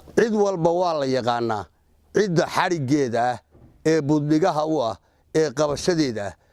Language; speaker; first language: Somali; native; Somali